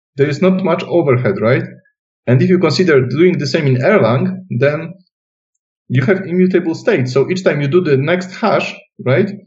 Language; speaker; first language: English; non-native, fluent; Polish